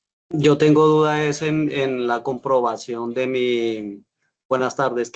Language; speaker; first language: Spanish; native; Spanish